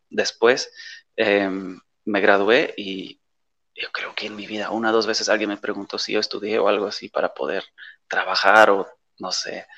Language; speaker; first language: Spanish; non-native, fluent; Polish